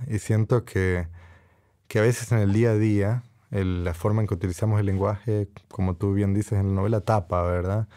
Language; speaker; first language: Spanish; native; Spanish